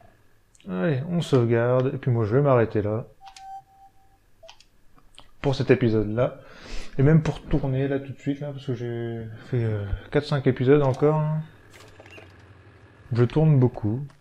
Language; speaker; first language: French; native; French